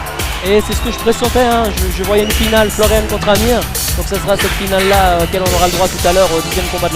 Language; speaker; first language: French; native; French